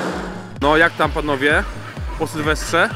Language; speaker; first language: Polish; native; Polish